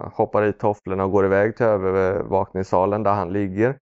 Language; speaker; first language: Swedish; early bilingual, other home language; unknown